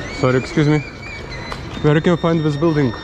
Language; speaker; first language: English; non-native, learner; Lithuanian